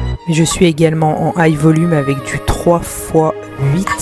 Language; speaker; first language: French; native; French